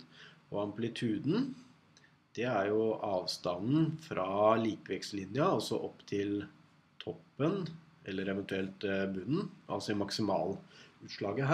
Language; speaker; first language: Norwegian; native; Norwegian